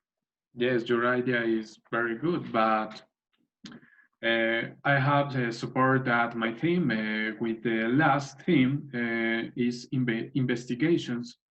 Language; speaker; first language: English; non-native, learner; Spanish